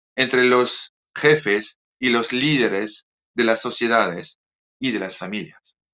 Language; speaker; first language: Spanish; non-native, fluent; French